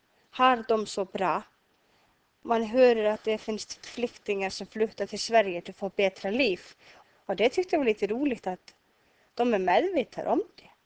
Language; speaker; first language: Swedish; non-native, learner; Icelandic